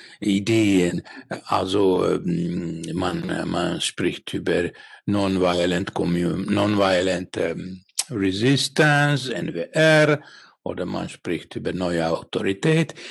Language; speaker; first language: German; non-native, learner; Finnish